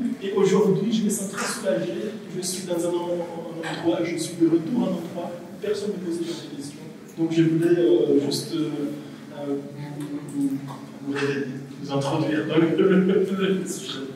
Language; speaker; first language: French; non-native, fluent; Portuguese